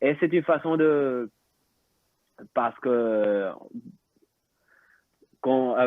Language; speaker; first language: French; non-native, local second language; Spanish